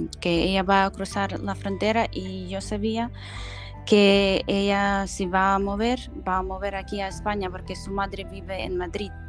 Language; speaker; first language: Spanish; non-native, fluent; Ukrainian